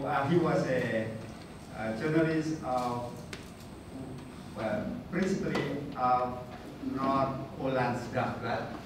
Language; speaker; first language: English; non-native, fluent; Indonesian